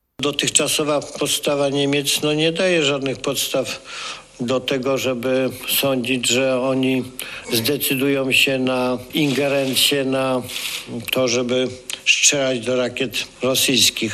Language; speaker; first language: Polish; native; Polish